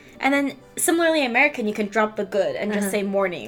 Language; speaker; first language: English; early bilingual, other home language; Chinese